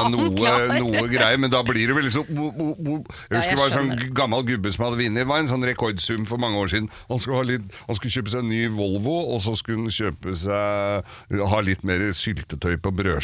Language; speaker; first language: Norwegian; native; Norwegian